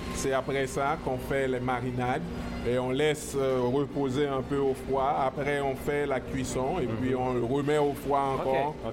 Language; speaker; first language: French; native; French